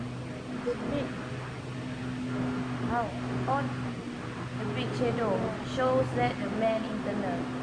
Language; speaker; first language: English; non-native, learner; Malay